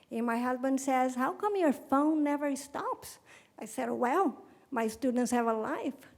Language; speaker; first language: English; non-native, fluent; Portuguese